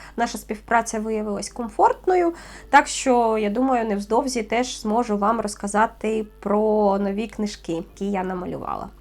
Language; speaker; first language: Ukrainian; native; Ukrainian